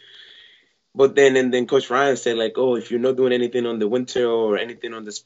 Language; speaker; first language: English; non-native, fluent; Spanish